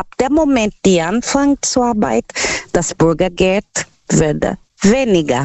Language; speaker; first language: German; non-native, learner; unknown